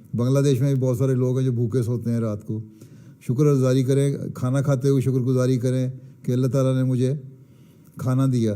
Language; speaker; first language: Urdu; native; Urdu